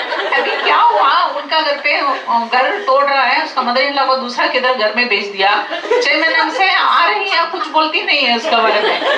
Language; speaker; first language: Hindi; non-native, local second language; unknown